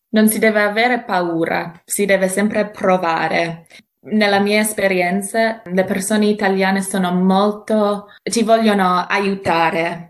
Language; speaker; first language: Italian; non-native, fluent; English